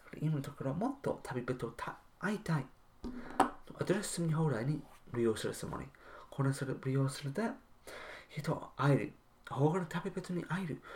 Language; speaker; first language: Japanese; non-native, learner; English